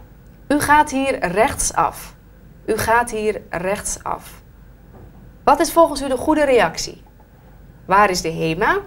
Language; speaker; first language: Dutch; native; Dutch